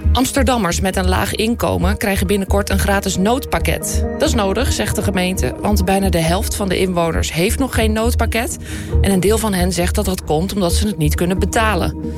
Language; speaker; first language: Dutch; native; Dutch